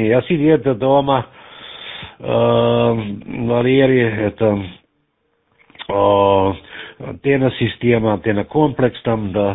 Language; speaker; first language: Russian; non-native, learner; German